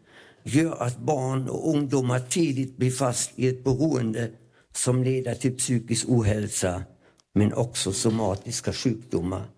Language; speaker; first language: Swedish; non-native, fluent; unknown